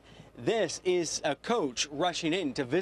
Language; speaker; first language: English; native; English